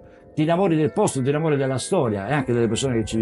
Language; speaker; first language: Italian; native; Italian